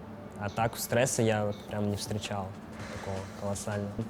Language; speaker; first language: Russian; native; Russian